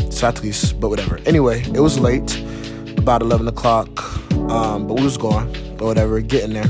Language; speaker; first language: English; native; English